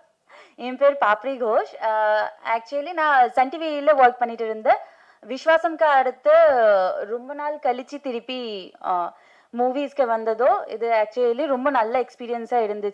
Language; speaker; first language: Tamil; non-native, fluent; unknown